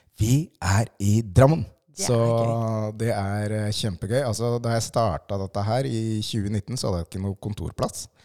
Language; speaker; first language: Norwegian; early bilingual, other home language; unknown